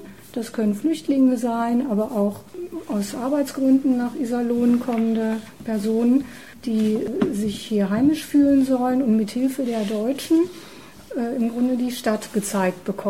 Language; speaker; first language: German; native; German